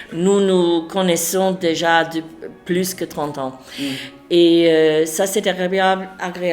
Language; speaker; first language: French; non-native, fluent; English